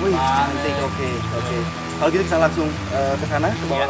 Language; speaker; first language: Indonesian; native; Indonesian